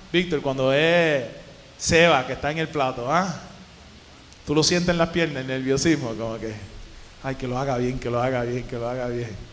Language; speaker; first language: Spanish; native; Spanish